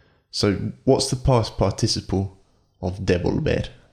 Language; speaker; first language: English; native; English